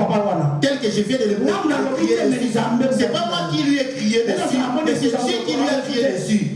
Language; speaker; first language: French; non-native, local second language; Lingala